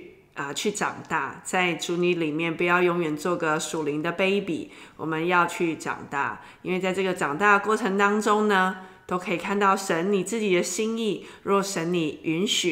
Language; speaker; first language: Chinese; native; Chinese